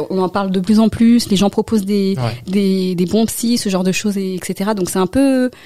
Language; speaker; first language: French; native; French